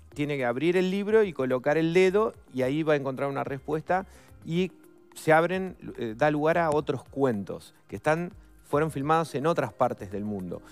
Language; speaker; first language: Spanish; native; Spanish